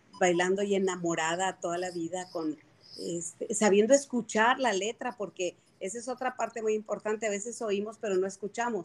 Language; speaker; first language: Spanish; native; Spanish